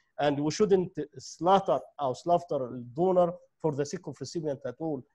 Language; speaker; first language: English; non-native, fluent; Arabic